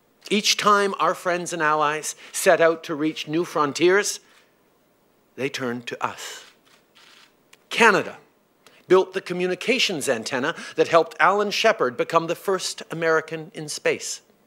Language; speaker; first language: English; early bilingual, other home language; French